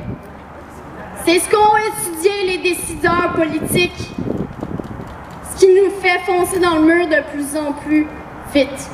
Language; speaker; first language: French; native; French